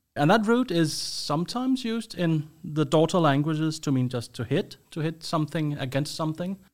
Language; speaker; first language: English; non-native, fluent; Danish